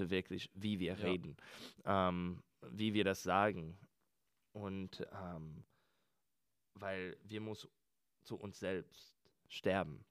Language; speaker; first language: German; non-native, learner; English